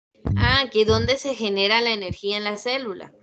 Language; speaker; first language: Spanish; native; Spanish